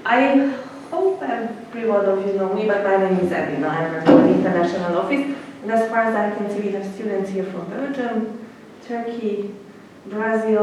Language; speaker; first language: English; non-native, fluent; Hungarian